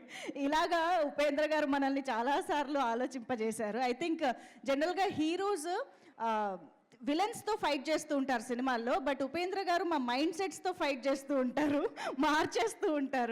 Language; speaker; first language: Telugu; native; Telugu